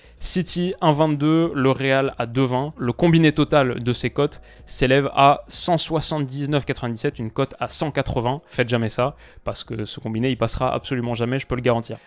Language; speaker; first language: French; native; French